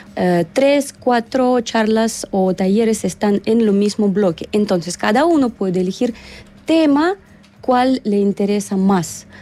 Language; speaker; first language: Spanish; non-native, learner; Russian